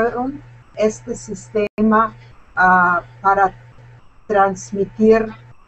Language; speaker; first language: Spanish; non-native, learner; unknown